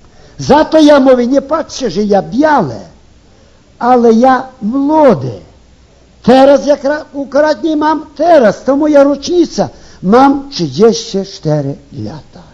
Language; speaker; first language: Polish; early bilingual, heritage; Ukrainian